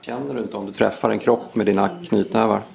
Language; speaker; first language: Swedish; native; Swedish